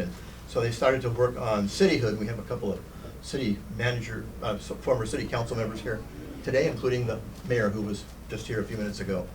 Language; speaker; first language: English; native; English